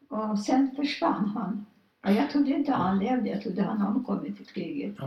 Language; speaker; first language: Swedish; non-native, fluent; Polish